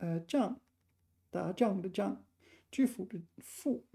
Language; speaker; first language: Chinese; non-native, learner; English